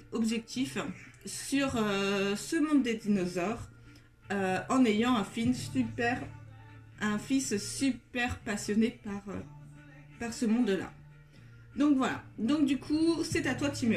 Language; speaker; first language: French; native; French